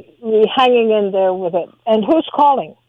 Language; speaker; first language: English; native; English